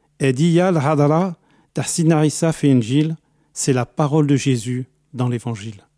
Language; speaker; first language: French; early bilingual, other home language; Arabic